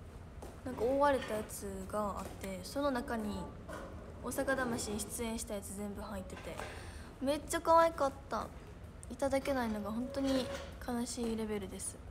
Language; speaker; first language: Japanese; native; Japanese